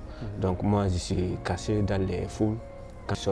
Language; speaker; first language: French; non-native, learner; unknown